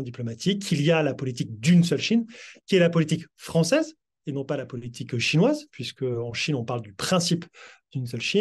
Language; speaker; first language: French; native; French